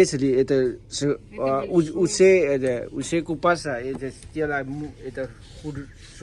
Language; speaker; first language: Russian; non-native, learner; Lao